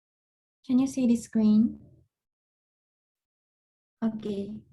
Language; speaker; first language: English; non-native, learner; Japanese